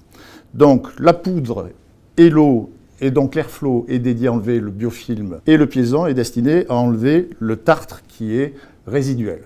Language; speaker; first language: French; native; French